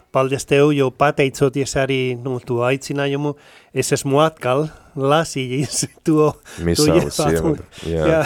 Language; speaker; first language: Latvian; non-native, fluent; Spanish